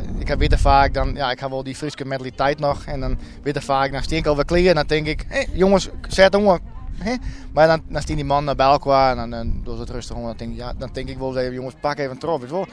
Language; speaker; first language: Dutch; non-native, local second language; Western Frisian